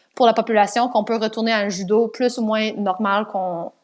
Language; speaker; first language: French; non-native, local second language; English